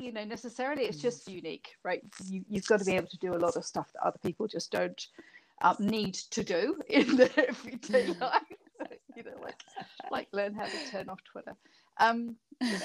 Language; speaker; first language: English; native; English